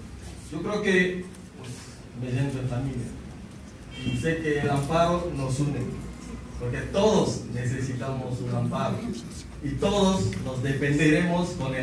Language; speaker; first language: Spanish; non-native, fluent; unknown